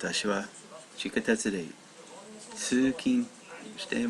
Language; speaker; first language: Japanese; non-native, learner; English